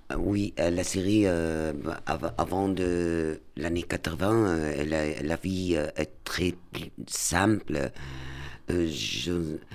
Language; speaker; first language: French; non-native, learner; Arabic